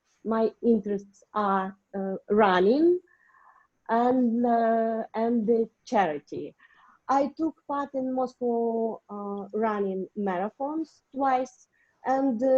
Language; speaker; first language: English; non-native, learner; Russian